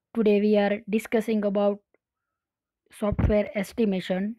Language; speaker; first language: English; non-native, local second language; Gujarati